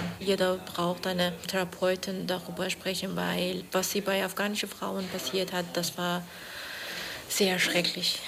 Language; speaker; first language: German; non-native, fluent; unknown